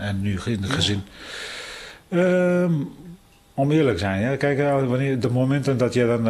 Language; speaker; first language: Dutch; non-native, fluent; Tibetan